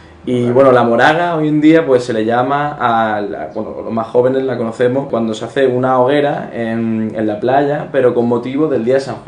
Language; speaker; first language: Spanish; native; Spanish